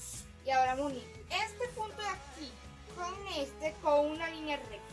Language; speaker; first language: Spanish; native; Spanish